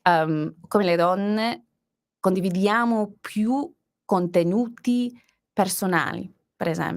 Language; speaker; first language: Italian; non-native, learner; English